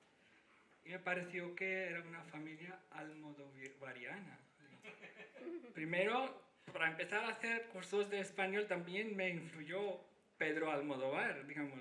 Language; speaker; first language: Spanish; non-native, fluent; Hindi